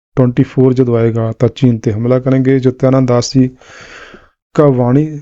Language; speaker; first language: Hindi; non-native, local second language; Punjabi